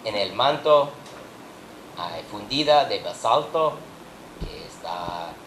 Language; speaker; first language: Spanish; non-native, learner; English